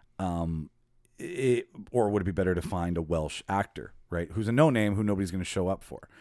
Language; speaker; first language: English; native; English